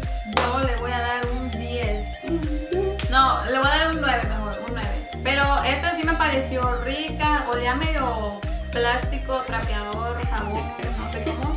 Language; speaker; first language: Spanish; native; Spanish